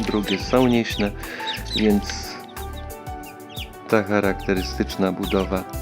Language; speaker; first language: Polish; native; Polish